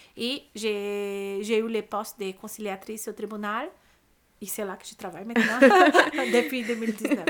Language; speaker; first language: French; non-native, fluent; Portuguese